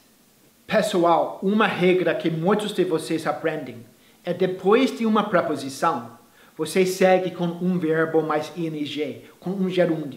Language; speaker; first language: Portuguese; non-native, fluent; English